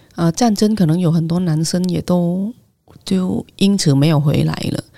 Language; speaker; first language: Chinese; non-native, fluent; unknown